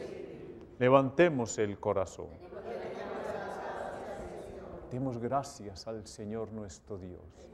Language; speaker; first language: Spanish; native; Spanish